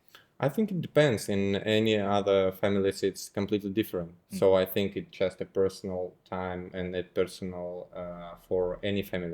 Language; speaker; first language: English; non-native, fluent; Russian